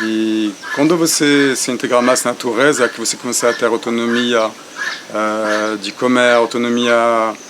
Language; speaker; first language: Portuguese; non-native, fluent; French